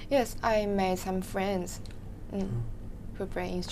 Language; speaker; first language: English; non-native, learner; Japanese